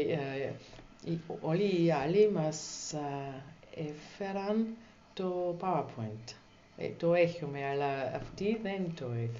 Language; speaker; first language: Greek; non-native, learner; German